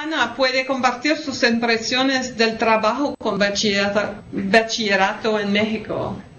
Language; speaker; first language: Spanish; non-native, learner; French